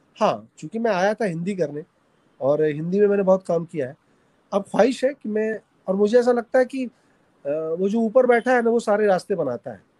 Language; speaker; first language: Hindi; native; Hindi